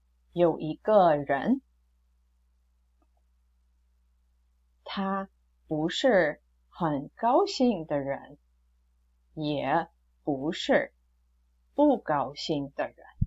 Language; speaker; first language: Chinese; non-native, fluent; English